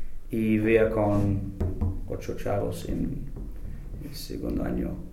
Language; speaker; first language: Spanish; non-native, fluent; English